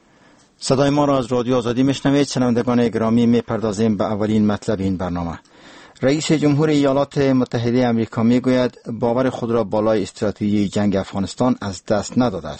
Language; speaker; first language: Persian; native; Persian